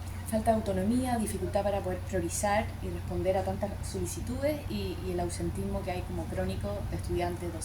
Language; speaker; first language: Spanish; native; Spanish